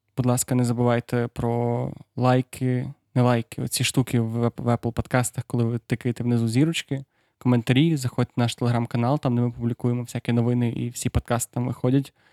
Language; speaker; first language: Ukrainian; non-native, local second language; Russian